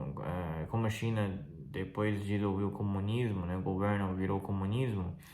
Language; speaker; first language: Portuguese; non-native, fluent; Chinese